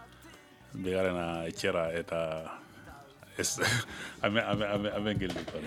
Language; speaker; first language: Basque; non-native, learner; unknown